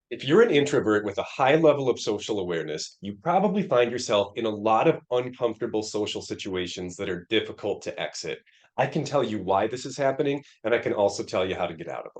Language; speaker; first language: English; native; English